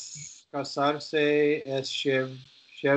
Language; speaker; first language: Spanish; non-native, learner; English